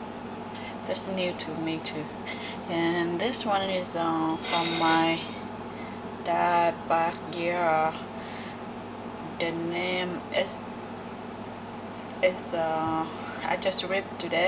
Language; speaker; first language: English; non-native, learner; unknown